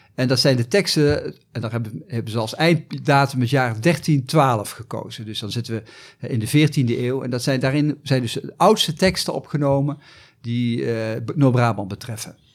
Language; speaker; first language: Dutch; native; Dutch